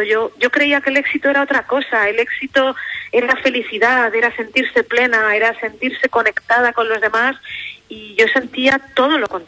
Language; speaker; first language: Spanish; native; Spanish